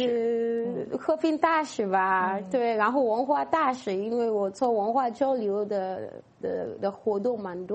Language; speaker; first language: Chinese; non-native, fluent; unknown